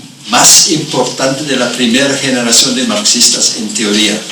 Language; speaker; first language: Spanish; non-native, fluent; German